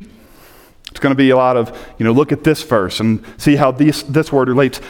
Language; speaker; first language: English; native; English